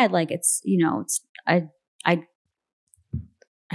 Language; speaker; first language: English; native; English